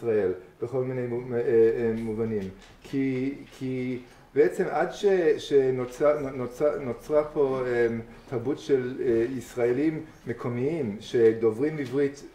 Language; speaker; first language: Hebrew; non-native, fluent; English